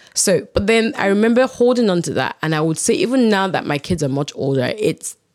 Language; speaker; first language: English; non-native, local second language; Yoruba